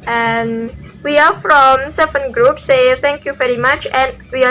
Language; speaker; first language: English; non-native, learner; Indonesian